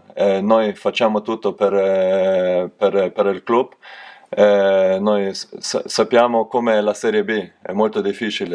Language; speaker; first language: Italian; non-native, learner; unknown